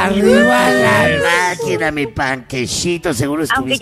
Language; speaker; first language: Spanish; native; Spanish